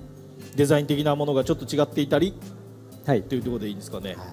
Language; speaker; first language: Japanese; native; Japanese